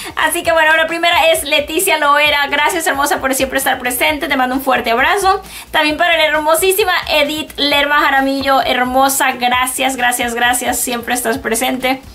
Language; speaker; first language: Spanish; native; Spanish